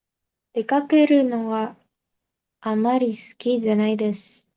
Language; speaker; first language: Japanese; non-native, learner; Indonesian